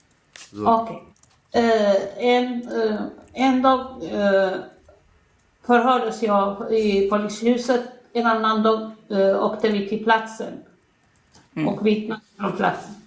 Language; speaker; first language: Swedish; non-native, learner; Arabic